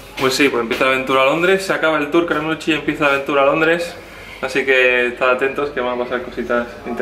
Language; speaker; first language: Spanish; native; Spanish